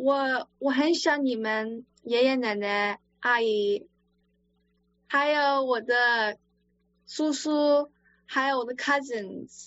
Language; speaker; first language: Chinese; early bilingual, other home language; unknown